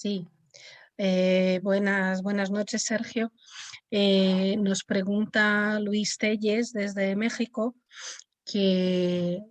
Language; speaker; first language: Spanish; non-native, fluent; Portuguese